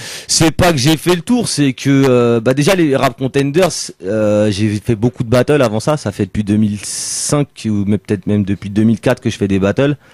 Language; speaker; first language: French; native; French